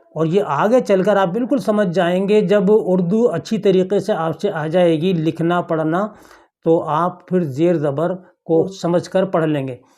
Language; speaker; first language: Hindi; native; Hindi